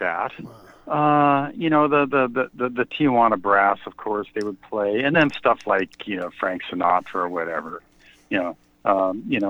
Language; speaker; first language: English; native; English